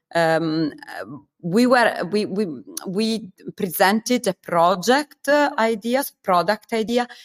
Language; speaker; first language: English; non-native, fluent; Italian